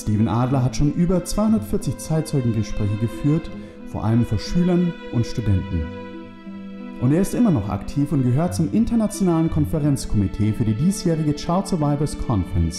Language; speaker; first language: German; native; German